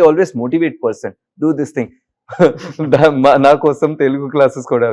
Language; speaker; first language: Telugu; non-native, learner; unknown